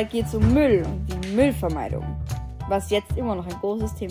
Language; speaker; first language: German; native; German